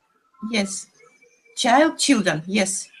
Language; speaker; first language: English; non-native, learner; Russian